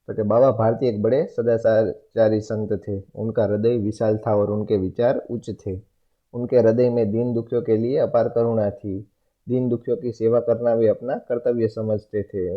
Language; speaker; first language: Hindi; non-native, local second language; Gujarati